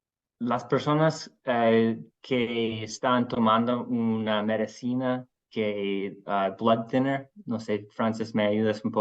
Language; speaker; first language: Spanish; non-native, fluent; English